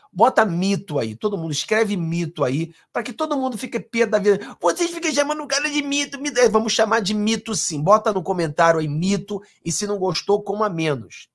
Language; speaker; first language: Portuguese; native; Portuguese